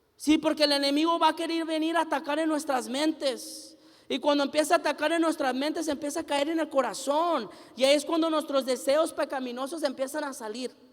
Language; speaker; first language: Spanish; early bilingual, heritage; Spanish